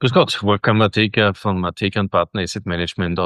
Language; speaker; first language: German; native; German